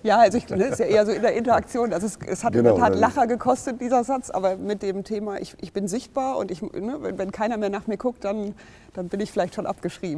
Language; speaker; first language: German; native; German